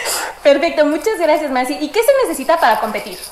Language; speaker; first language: Spanish; native; Spanish